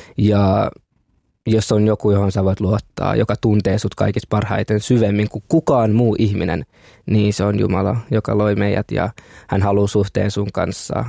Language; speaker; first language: Finnish; early bilingual, other home language; Kinyarwanda